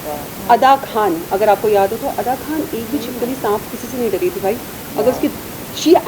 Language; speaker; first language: Hindi; native; Hindi